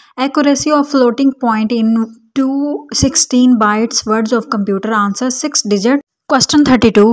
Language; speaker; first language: English; non-native, local second language; Urdu